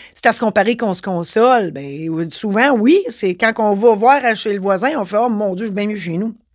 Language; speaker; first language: French; native; French